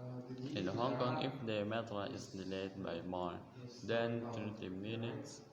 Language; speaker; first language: English; non-native, learner; Indonesian